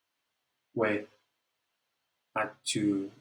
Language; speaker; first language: French; non-native, learner; Spanish